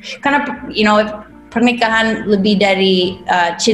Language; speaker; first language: Indonesian; non-native, fluent; English